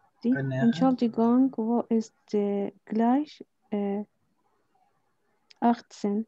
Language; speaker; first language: German; non-native, learner; Arabic